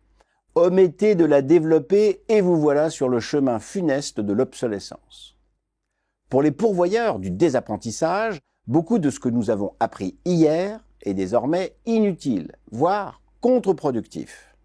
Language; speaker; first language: French; native; French